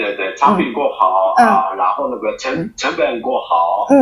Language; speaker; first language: Chinese; non-native, fluent; Japanese